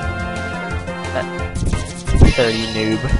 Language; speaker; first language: English; native; English